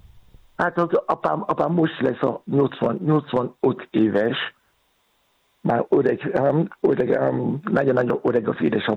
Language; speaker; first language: Hungarian; non-native, learner; Yoruba